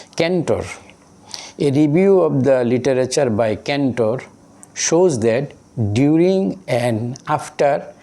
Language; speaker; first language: English; non-native, local second language; Bangla